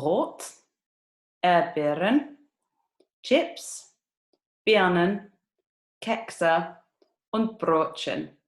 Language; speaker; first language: German; non-native, fluent; English